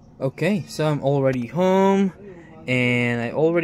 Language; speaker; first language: English; non-native, local second language; Filipino